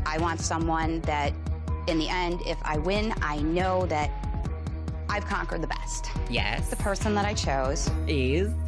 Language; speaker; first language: English; native; English